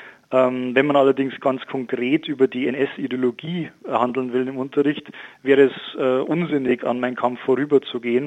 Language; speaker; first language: German; native; German